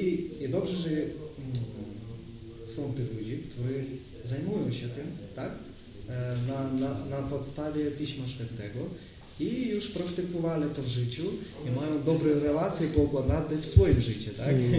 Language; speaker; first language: Polish; non-native, learner; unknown